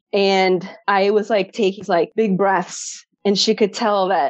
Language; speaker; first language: English; early bilingual, other home language; Polish